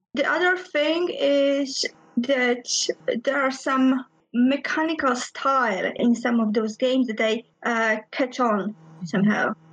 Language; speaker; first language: English; non-native, fluent; Polish